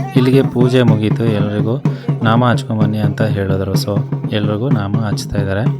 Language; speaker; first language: Kannada; non-native, local second language; Lambadi